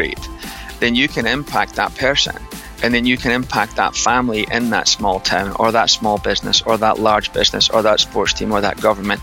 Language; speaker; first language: English; native; English